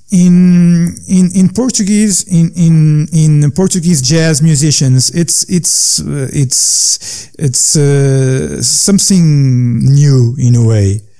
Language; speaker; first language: English; non-native, learner; Portuguese